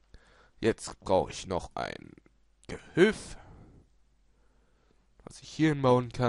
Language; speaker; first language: German; native; German